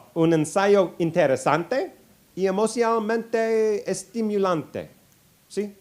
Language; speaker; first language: Spanish; non-native, learner; English